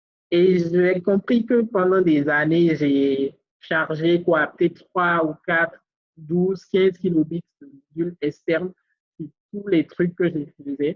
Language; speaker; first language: French; native; French